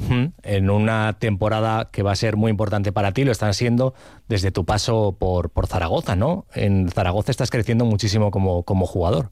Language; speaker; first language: Spanish; native; Spanish